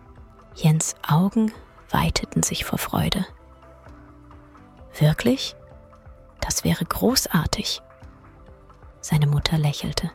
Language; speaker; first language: German; native; German